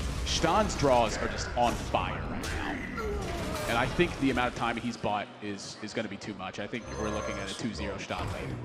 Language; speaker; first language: English; native; English